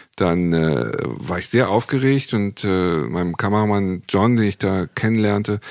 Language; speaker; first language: German; native; German